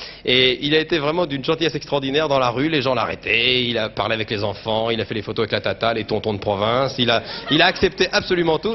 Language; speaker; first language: French; native; French